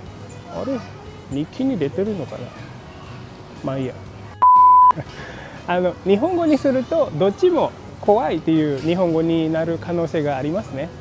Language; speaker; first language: Japanese; non-native, fluent; Indonesian